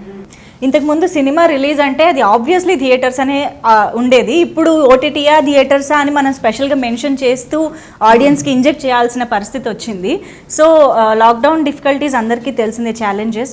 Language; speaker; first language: Telugu; native; Telugu